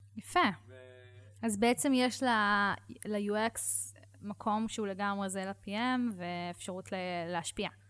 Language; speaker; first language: Hebrew; native; Hebrew